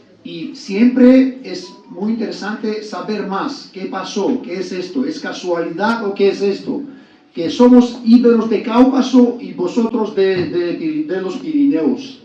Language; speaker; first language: Spanish; non-native, learner; Georgian